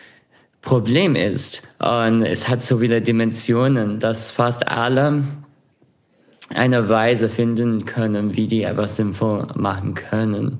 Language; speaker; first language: German; non-native, fluent; English